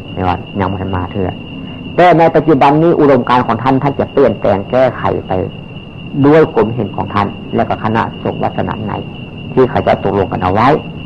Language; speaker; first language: Thai; native; Thai